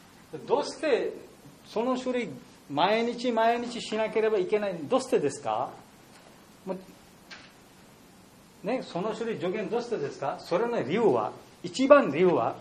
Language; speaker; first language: Japanese; non-native, learner; Bangla